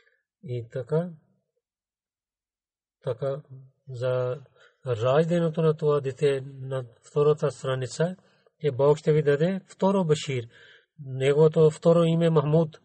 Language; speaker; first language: Bulgarian; non-native, learner; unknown